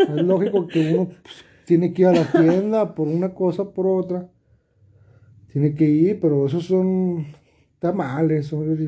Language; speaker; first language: Spanish; native; Spanish